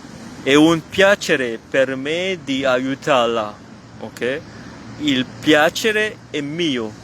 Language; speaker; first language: Italian; non-native, fluent; French